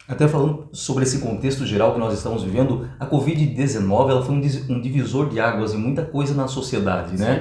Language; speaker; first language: Portuguese; native; Portuguese